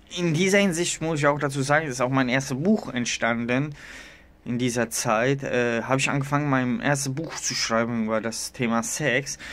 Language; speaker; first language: German; early bilingual, other home language; Italian